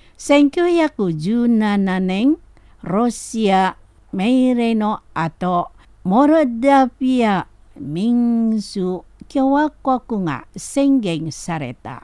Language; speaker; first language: Japanese; non-native, fluent; Indonesian